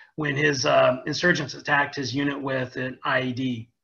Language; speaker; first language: English; native; English